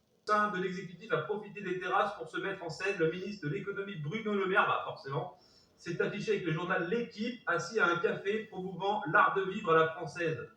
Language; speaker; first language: French; native; French